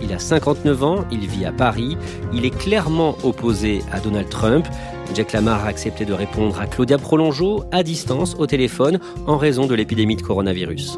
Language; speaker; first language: French; native; French